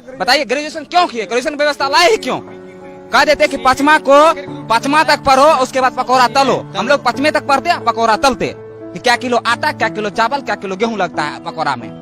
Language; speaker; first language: Hindi; native; Hindi